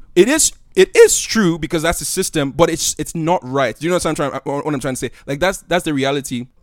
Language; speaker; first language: English; non-native, local second language; Igbo